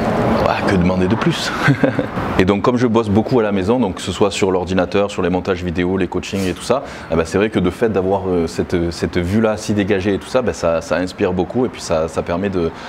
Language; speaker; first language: French; native; French